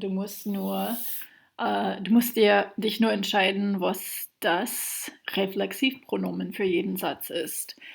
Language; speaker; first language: German; non-native, fluent; English